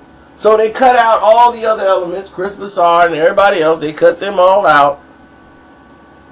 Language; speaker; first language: English; native; English